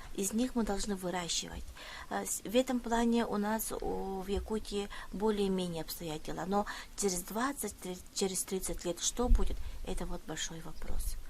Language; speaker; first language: Russian; non-native, local second language; Yakut